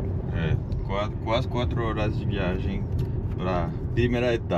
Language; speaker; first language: Portuguese; non-native, fluent; French